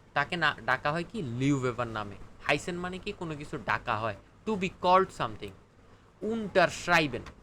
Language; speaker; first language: Bangla; native; Bangla